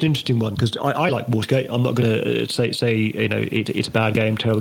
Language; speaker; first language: English; native; English